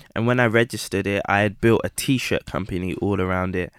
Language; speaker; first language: English; native; English